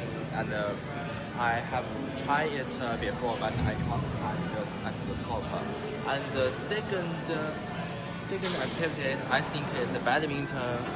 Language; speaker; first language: English; non-native, learner; Chinese